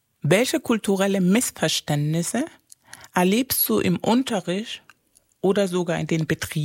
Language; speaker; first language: German; non-native, fluent; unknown